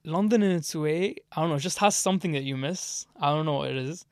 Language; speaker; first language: English; early bilingual, other home language; Arabic